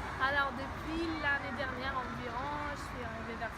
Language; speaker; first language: French; non-native, fluent; Italian